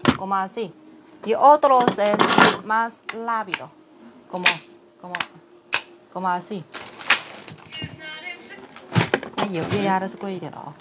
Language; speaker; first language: Spanish; non-native, learner; Chinese